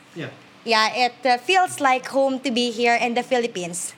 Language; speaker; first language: English; non-native, local second language; Hiligaynon